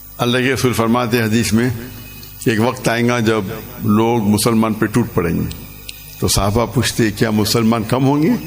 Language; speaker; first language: Urdu; non-native, local second language; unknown